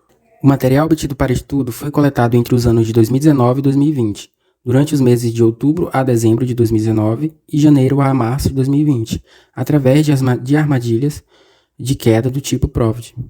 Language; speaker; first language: Portuguese; native; Portuguese